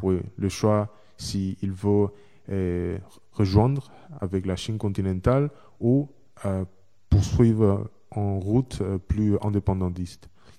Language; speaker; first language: French; non-native, fluent; Chinese